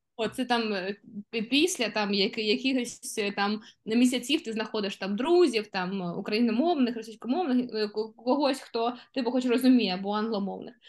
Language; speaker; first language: Ukrainian; non-native, local second language; Russian